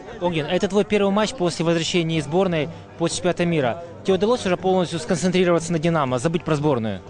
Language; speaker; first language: Russian; native; Russian